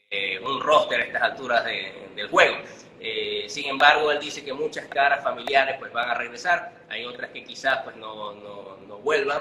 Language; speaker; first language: Spanish; native; Spanish